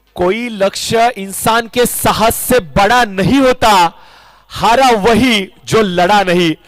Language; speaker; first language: Hindi; non-native, local second language; Marathi